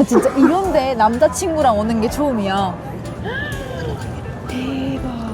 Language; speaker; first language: Korean; non-native, learner; Japanese